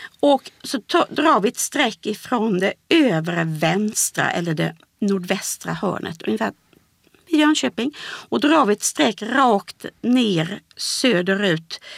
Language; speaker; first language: Swedish; native; Swedish